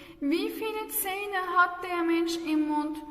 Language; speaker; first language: German; non-native, fluent; Turkish